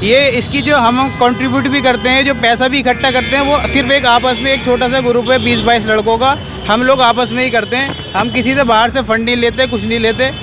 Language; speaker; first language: Hindi; native; Hindi